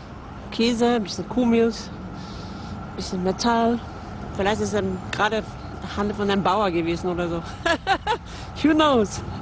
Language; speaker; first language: German; non-native, fluent; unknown